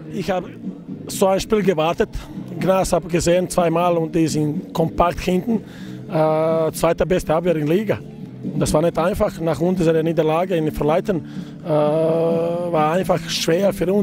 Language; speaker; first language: German; non-native, fluent; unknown